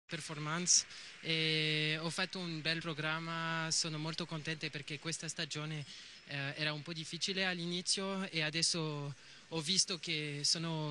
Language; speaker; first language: Italian; non-native, learner; French